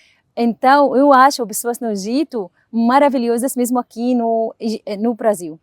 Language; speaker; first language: Portuguese; non-native, learner; Arabic